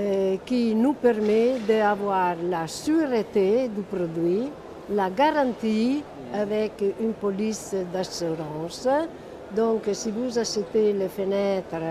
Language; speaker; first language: French; non-native, fluent; Italian